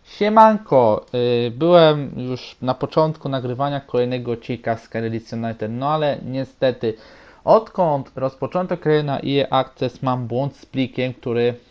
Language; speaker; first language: Polish; native; Polish